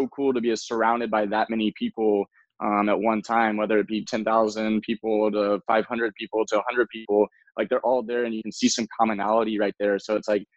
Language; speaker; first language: English; native; English